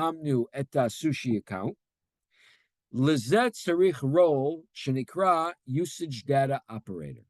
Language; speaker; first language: Hebrew; non-native, fluent; English